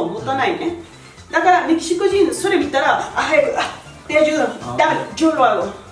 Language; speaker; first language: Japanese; non-native, learner; Spanish